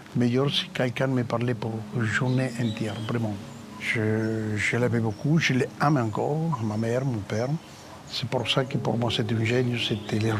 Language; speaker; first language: French; non-native, fluent; Spanish